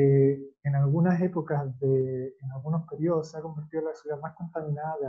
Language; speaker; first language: Spanish; native; Spanish